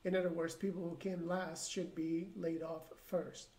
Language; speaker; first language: English; non-native, fluent; Persian